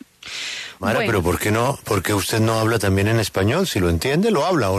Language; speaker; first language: Spanish; native; Spanish